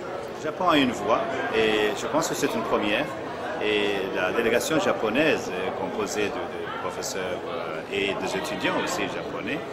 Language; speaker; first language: French; non-native, fluent; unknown